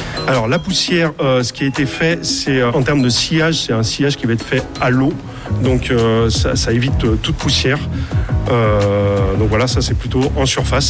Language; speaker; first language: French; native; French